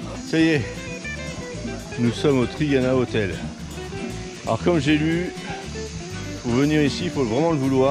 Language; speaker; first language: French; native; French